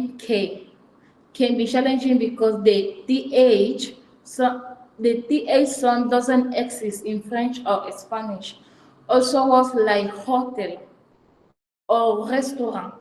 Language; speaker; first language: English; non-native, fluent; Fang